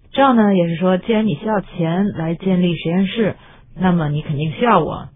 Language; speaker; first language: Chinese; native; Chinese